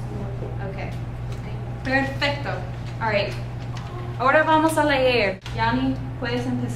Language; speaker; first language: Spanish; non-native, fluent; English